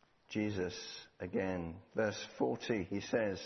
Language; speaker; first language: English; native; English